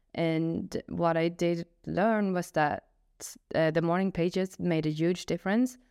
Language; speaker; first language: English; non-native, fluent; Swedish